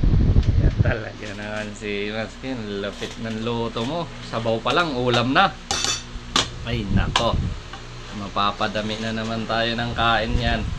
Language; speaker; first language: Filipino; non-native, local second language; Hiligaynon